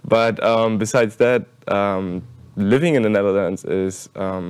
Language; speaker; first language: English; non-native, fluent; German